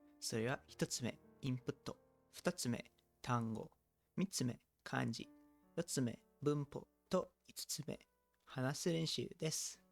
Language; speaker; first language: Japanese; non-native, learner; English